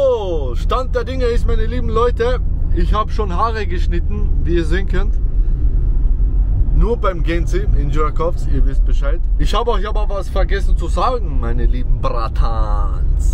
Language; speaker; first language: German; early bilingual, other home language; Albanian